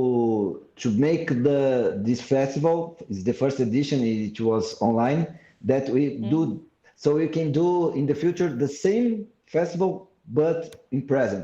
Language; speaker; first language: English; non-native, fluent; Portuguese